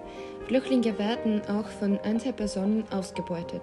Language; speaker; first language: German; non-native, learner; Ukrainian